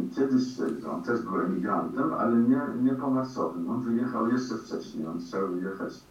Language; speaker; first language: Polish; early bilingual, heritage; Polish